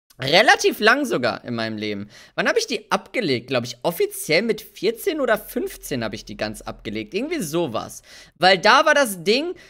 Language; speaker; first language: German; early bilingual, other home language; Hungarian